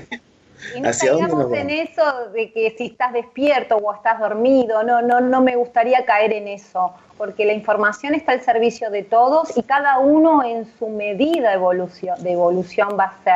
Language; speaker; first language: Spanish; native; Spanish